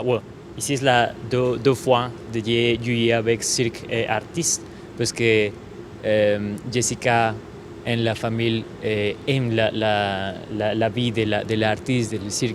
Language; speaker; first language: French; non-native, learner; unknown